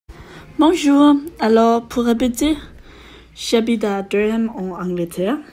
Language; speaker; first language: French; non-native, learner; Danish